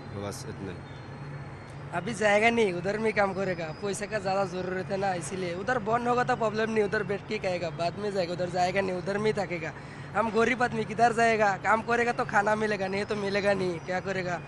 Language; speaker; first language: Hindi; non-native, local second language; Bangla